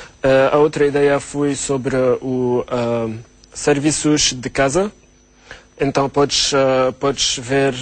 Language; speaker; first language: Portuguese; non-native, learner; Arabic